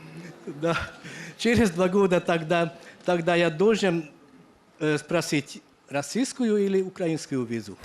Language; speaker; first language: Russian; non-native, fluent; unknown